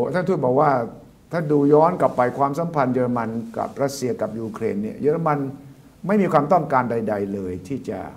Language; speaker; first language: Thai; native; Thai